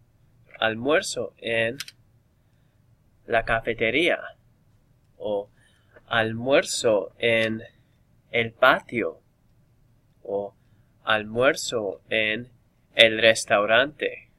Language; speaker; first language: Spanish; non-native, fluent; English